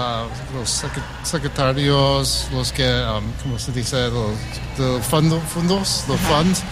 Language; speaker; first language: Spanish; early bilingual, heritage; English